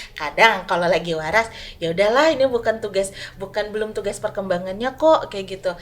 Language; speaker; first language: Indonesian; non-native, local second language; Sundanese